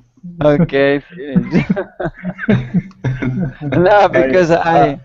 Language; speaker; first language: English; non-native, learner; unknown